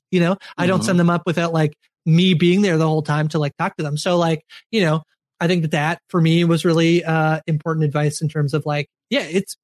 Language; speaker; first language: English; native; English